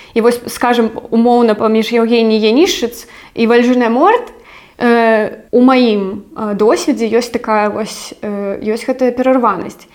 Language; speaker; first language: Belarusian; non-native, local second language; Russian